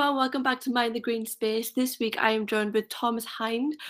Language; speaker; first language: English; native; English